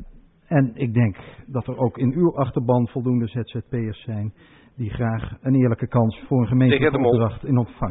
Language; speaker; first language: Dutch; native; Dutch